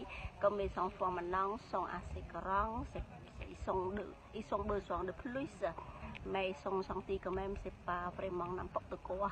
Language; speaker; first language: French; non-native, learner; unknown